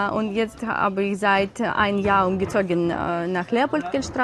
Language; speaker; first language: German; non-native, learner; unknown